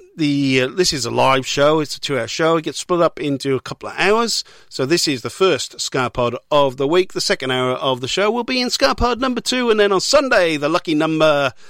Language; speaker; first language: English; native; English